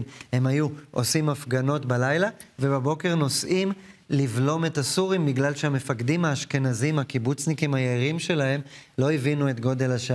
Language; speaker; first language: Hebrew; native; Hebrew